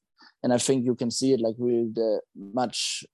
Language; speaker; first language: English; non-native, fluent; German